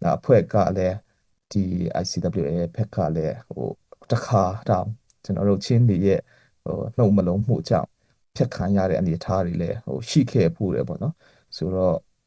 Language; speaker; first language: Burmese; non-native, local second language; Hakha Chin